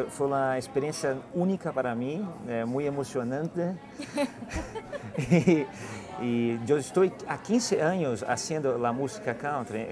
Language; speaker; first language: Spanish; non-native, learner; Portuguese